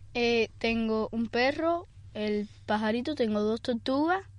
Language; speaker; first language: Spanish; early bilingual, other home language; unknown